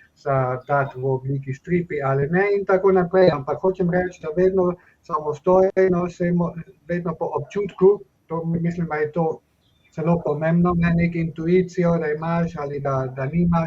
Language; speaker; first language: Slovenian; non-native, fluent; Spanish